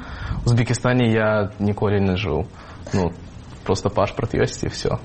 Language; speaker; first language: Ukrainian; non-native, fluent; Russian